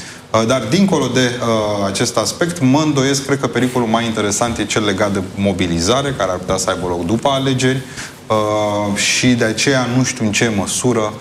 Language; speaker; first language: Romanian; native; Romanian